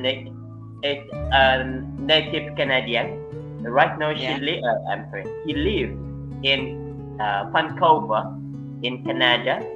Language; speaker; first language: English; non-native, fluent; Indonesian